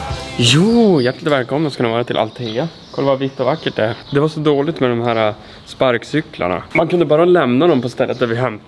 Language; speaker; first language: Swedish; native; Swedish